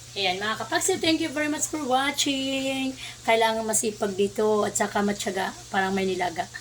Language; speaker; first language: Filipino; non-native, local second language; Cebuano